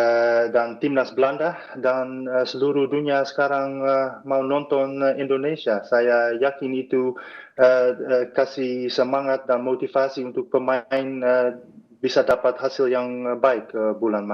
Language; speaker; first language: Indonesian; non-native, fluent; Dutch